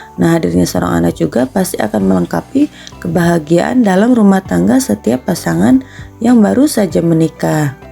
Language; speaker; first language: Indonesian; native; Indonesian